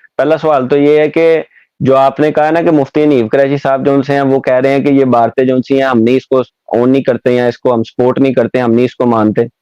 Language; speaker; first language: Urdu; non-native, local second language; Punjabi